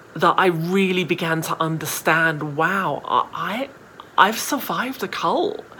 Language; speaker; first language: English; native; English